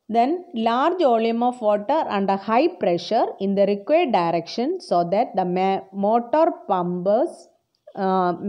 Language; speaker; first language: English; non-native, local second language; Malayalam